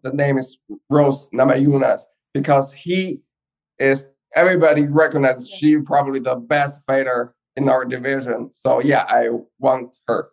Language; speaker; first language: English; non-native, fluent; Chinese